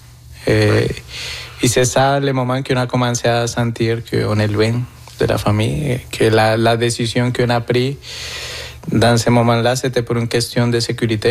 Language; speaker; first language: French; non-native, fluent; Spanish